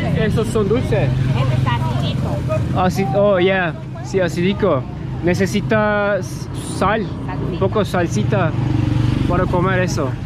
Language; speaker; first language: Spanish; non-native, learner; Turkish